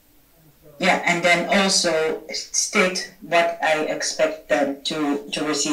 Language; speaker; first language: English; non-native, fluent; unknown